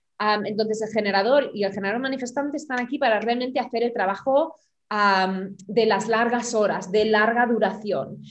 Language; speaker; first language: Spanish; non-native, fluent; German